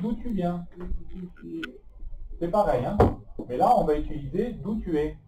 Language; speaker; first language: French; native; French